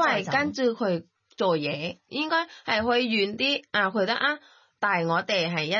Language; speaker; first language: Cantonese; non-native, learner; Thai